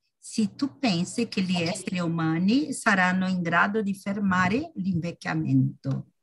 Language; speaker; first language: Italian; non-native, learner; Portuguese